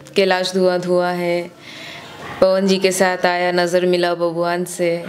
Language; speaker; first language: Hindi; non-native, local second language; Bangla